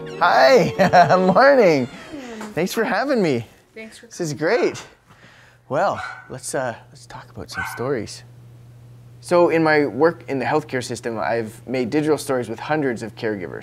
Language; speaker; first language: English; native; English